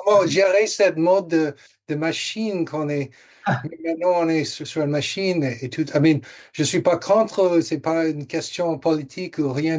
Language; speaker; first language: French; non-native, fluent; English